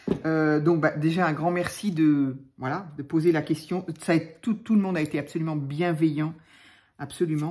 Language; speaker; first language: French; native; French